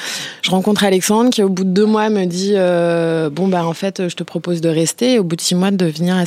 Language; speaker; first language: French; native; French